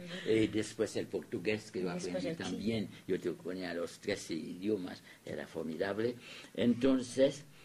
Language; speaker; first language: Spanish; non-native, fluent; French